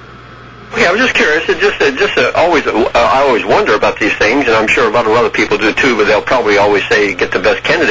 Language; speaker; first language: English; native; English